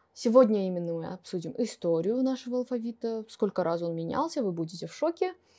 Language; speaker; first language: Russian; non-native, local second language; Kara-Kalpak